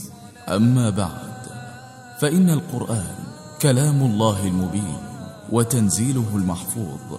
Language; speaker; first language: Arabic; native; Arabic